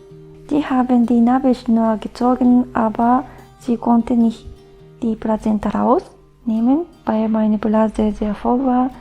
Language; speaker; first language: German; non-native, fluent; Japanese